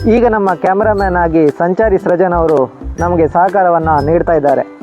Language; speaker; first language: Kannada; native; Kannada